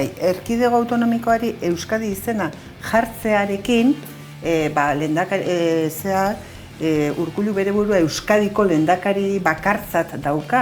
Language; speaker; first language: Basque; native; Basque